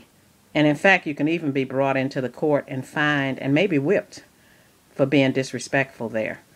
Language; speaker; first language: English; native; English